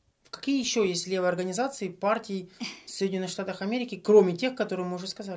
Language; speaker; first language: Russian; native; Russian